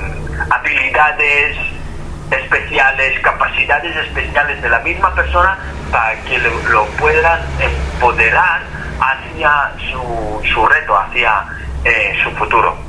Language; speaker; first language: Spanish; non-native, fluent; Hebrew